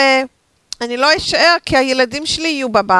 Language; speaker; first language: Hebrew; non-native, fluent; English